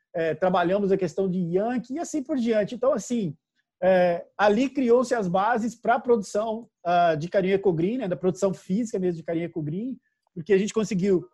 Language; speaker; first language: Portuguese; native; Portuguese